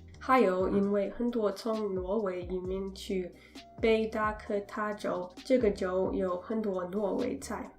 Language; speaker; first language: Chinese; non-native, learner; English